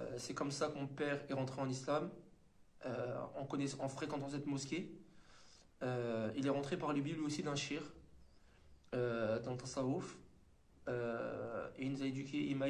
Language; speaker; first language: French; native; French